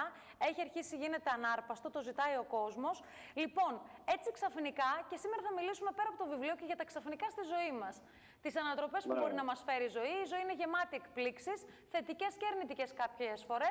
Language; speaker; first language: Greek; native; Greek